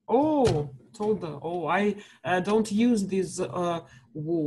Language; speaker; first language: English; non-native, learner; Russian